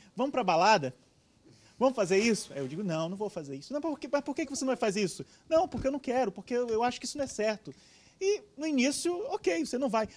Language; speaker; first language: Portuguese; native; Portuguese